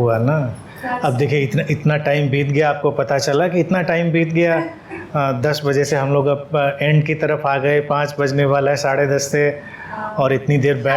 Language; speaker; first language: Hindi; native; Hindi